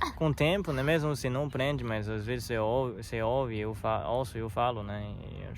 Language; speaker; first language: Portuguese; non-native, learner; Chinese